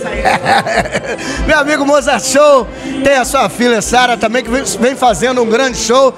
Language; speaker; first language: Portuguese; native; Portuguese